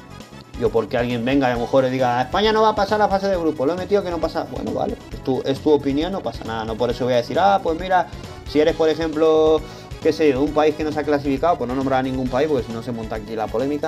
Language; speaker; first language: Spanish; native; Spanish